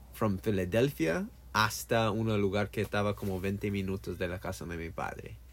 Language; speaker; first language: Spanish; non-native, learner; English